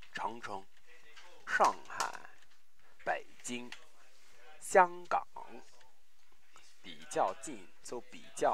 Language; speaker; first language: Chinese; non-native, fluent; English